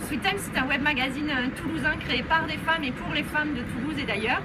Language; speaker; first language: French; native; French